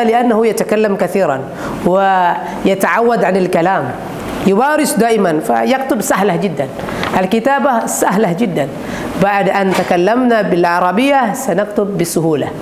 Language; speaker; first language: Arabic; non-native, fluent; Indonesian